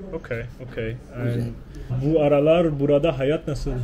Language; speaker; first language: Turkish; non-native, learner; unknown